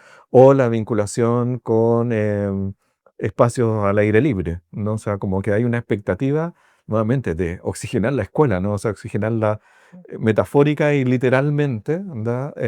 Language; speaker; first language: Spanish; native; Spanish